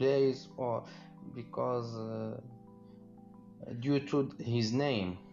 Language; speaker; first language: English; non-native, learner; Arabic